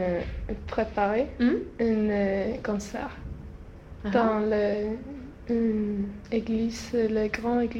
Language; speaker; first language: French; non-native, learner; Swedish